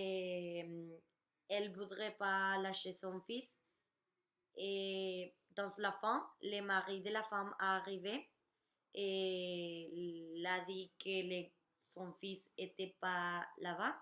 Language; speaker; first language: French; non-native, learner; Spanish